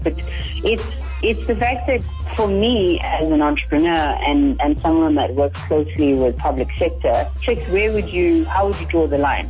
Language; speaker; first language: English; native; English